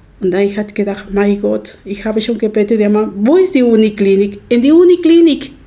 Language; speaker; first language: German; non-native, learner; Spanish